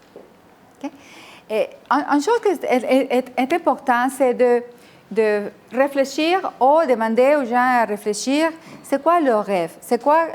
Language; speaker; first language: French; non-native, fluent; Spanish